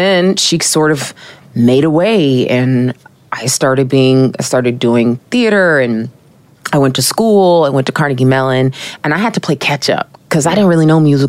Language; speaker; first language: English; native; English